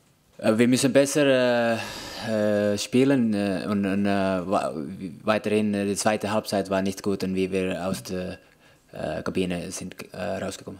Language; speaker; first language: German; non-native, fluent; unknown